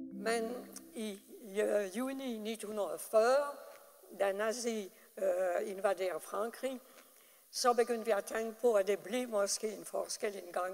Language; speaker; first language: Danish; non-native, fluent; French